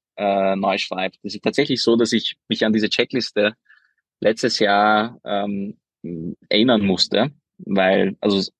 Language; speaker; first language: German; early bilingual, other home language; Hungarian